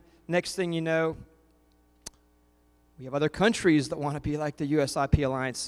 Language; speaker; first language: English; native; English